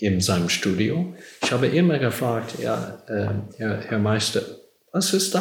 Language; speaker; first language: German; non-native, learner; English